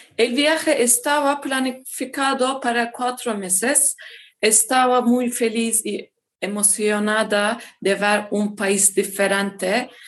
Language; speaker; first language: Spanish; non-native, learner; Turkish